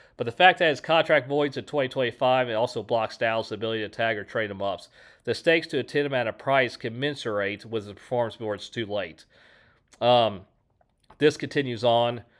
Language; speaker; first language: English; native; English